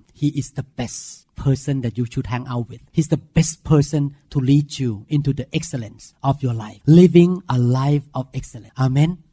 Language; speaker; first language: English; non-native, fluent; Thai